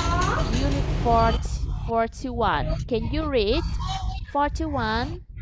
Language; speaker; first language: English; non-native, fluent; Vietnamese